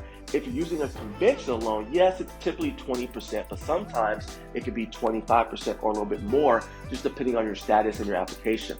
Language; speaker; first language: English; native; English